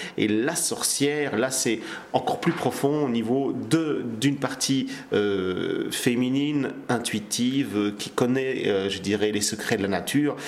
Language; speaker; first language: French; early bilingual, other home language; Kabyle